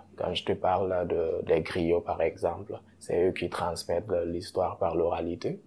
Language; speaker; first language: French; non-native, local second language; Susu